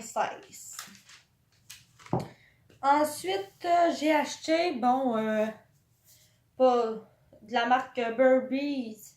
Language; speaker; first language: French; native; French